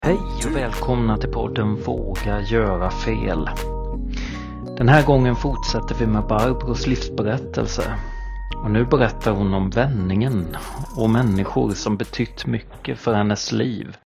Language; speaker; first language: Swedish; native; Swedish